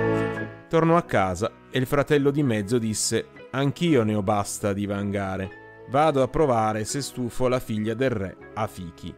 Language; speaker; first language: Italian; native; Italian